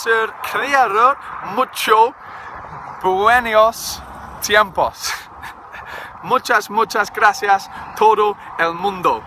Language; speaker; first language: Spanish; non-native, learner; English